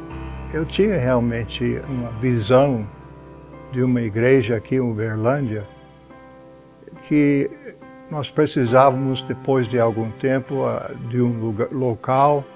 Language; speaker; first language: Portuguese; non-native, fluent; English